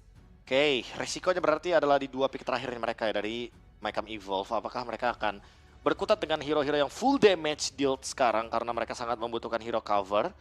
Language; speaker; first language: Indonesian; native; Indonesian